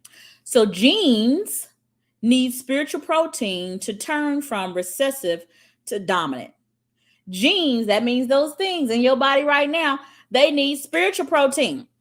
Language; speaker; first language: English; native; English